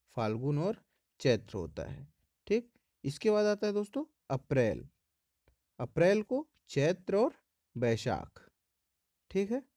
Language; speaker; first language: Hindi; native; Hindi